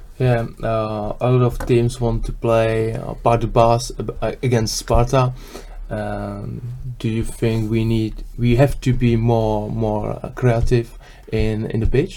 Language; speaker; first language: English; non-native, learner; Czech